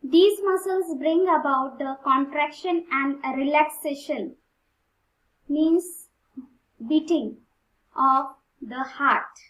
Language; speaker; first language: English; non-native, local second language; Marathi